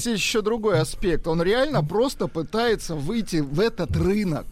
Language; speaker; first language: Russian; native; Russian